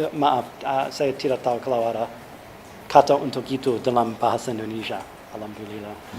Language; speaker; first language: Indonesian; non-native, fluent; English